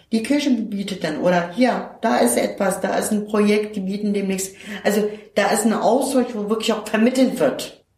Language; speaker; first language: German; non-native, fluent; Turkish